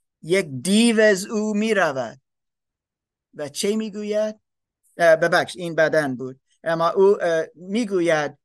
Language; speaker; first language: Persian; non-native, learner; English